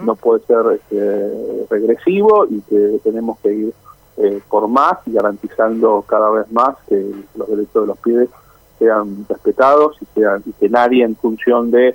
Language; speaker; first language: Spanish; native; Spanish